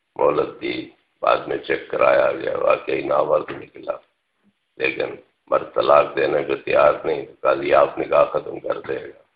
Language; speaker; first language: Urdu; non-native, local second language; Punjabi